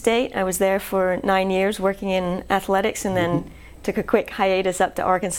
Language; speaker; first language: English; native; English